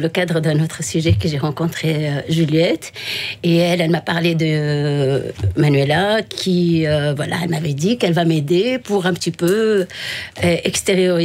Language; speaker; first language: French; non-native, local second language; Arabic